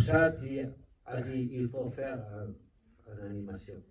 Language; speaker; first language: French; non-native, learner; Spanish